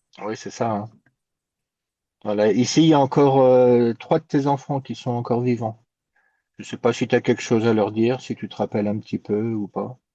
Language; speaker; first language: French; native; French